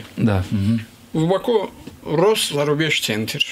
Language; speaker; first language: Russian; non-native, local second language; Azerbaijani